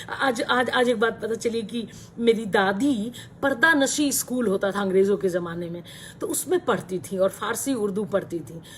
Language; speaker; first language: Hindi; native; Hindi